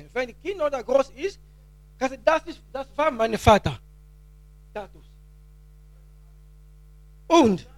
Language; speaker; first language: German; non-native, learner; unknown